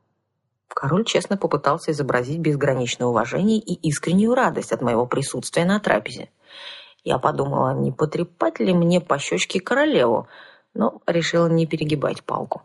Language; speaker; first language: Russian; native; Russian